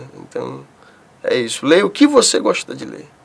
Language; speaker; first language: Portuguese; native; Portuguese